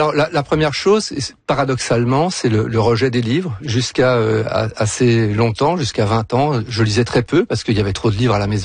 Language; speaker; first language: French; native; French